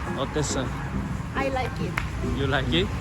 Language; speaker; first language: English; non-native, learner; Korean